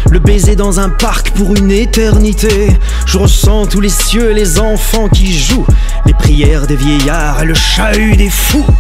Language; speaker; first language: French; native; French